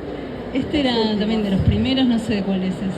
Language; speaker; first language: Spanish; native; Spanish